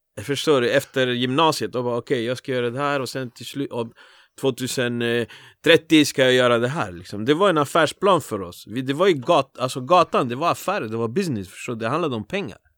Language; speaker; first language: Swedish; early bilingual, other home language; Spanish